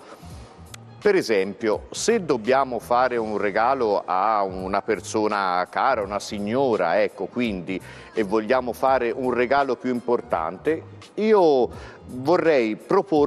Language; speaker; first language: Italian; native; Italian